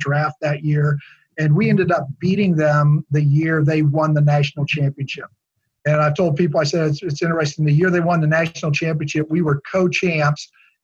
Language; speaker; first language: English; native; English